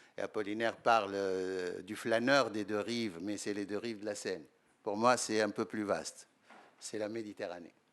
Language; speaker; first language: French; non-native, local second language; Arabic